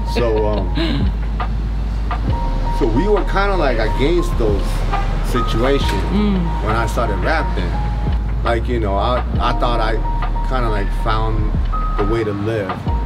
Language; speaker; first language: English; non-native, fluent; Japanese